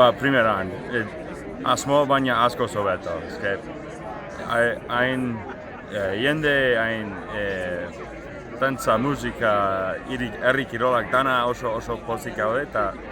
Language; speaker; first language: Basque; non-native, learner; English